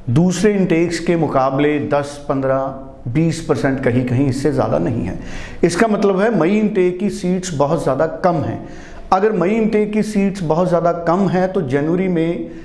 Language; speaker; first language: Hindi; non-native, local second language; Punjabi